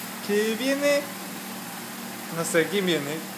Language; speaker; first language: Spanish; native; Spanish